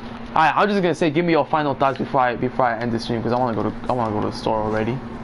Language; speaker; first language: English; early bilingual, other home language; Spanish